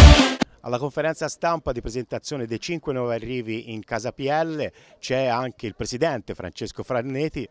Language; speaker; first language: Italian; native; Italian